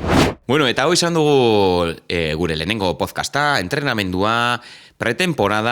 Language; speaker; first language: Basque; native; Basque